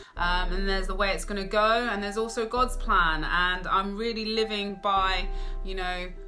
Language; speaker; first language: English; native; English